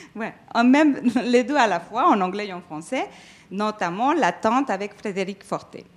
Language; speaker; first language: French; non-native, fluent; Spanish